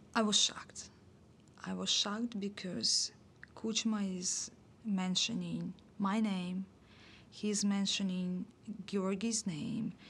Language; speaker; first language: English; non-native, fluent; Ukrainian